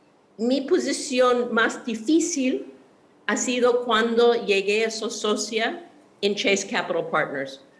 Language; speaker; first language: Spanish; non-native, fluent; English